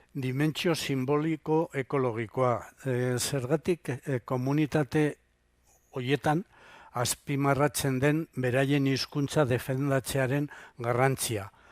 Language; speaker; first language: Basque; non-native, local second language; Spanish